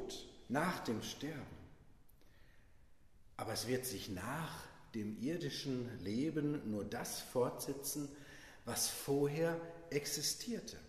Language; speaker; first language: German; native; German